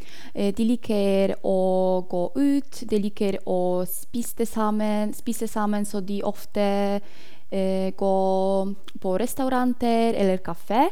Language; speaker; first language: Norwegian; non-native, learner; Polish